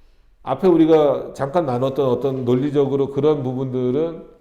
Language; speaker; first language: Korean; native; Korean